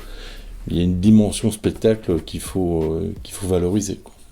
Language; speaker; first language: French; native; French